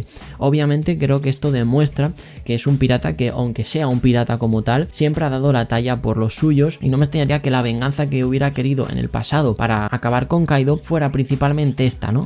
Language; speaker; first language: Spanish; native; Spanish